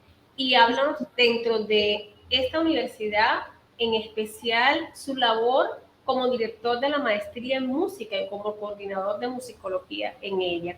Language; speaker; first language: Spanish; native; Spanish